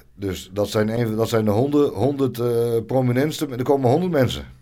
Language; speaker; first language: Dutch; native; Dutch